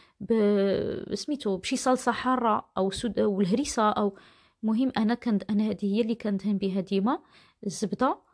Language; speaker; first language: Arabic; native; Arabic